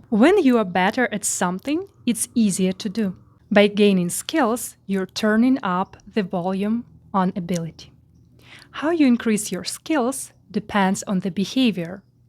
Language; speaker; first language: English; non-native, fluent; Ukrainian